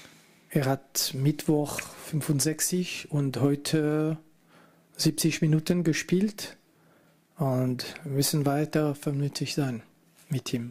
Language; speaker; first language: German; non-native, fluent; French